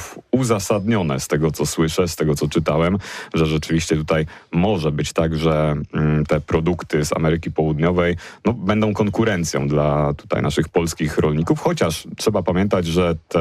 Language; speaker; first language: Polish; native; Polish